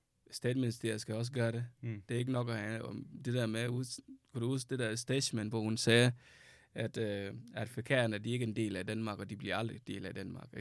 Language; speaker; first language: Danish; non-native, fluent; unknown